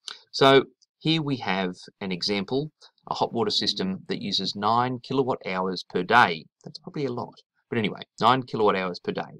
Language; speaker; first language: English; native; English